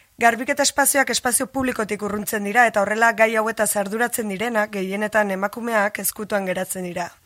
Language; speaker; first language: Basque; native; Basque